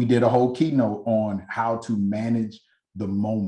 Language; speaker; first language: English; native; English